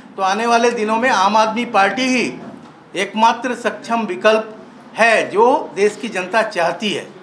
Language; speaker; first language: Hindi; non-native, local second language; Assamese